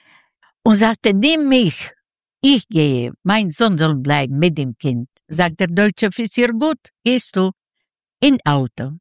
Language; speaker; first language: German; non-native, learner; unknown